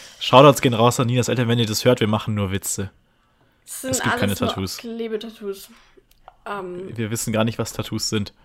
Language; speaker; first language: German; native; German